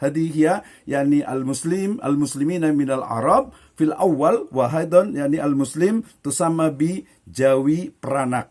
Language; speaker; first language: Arabic; non-native, fluent; Indonesian